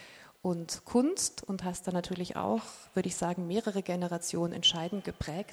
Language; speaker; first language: German; native; German